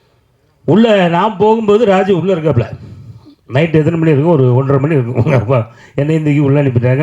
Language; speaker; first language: Tamil; native; Tamil